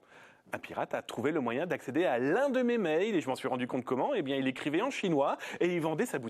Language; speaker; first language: French; native; French